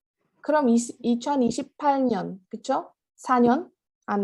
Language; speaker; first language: Korean; non-native, fluent; Indonesian